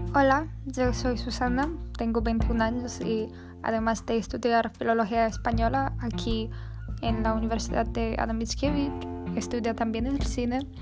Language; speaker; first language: Spanish; non-native, fluent; Polish